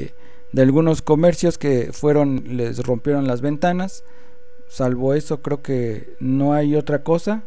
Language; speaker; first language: Spanish; native; Spanish